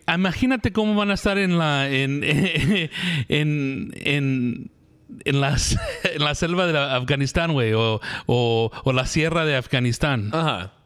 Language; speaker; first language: Spanish; early bilingual, heritage; Spanish